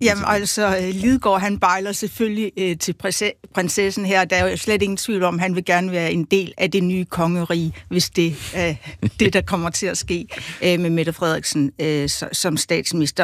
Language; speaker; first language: Danish; native; Danish